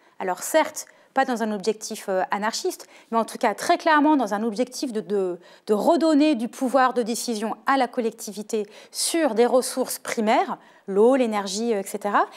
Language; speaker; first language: French; native; French